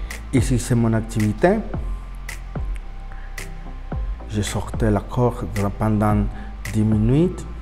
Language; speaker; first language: French; non-native, learner; Spanish